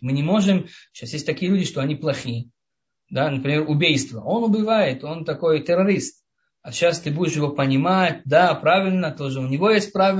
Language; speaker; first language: Russian; early bilingual, heritage; Russian